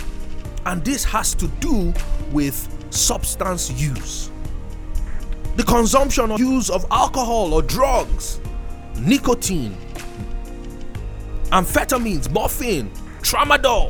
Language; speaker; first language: English; non-native, local second language; Yoruba